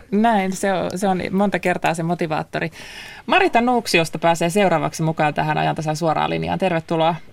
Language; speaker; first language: Finnish; native; Finnish